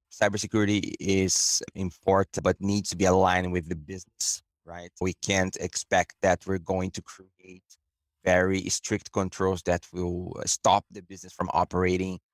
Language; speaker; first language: English; non-native, fluent; Portuguese